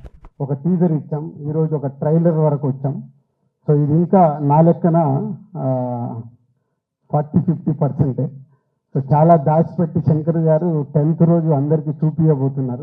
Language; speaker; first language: Telugu; native; Telugu